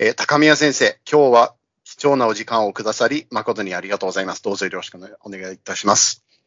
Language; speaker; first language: Japanese; non-native, fluent; English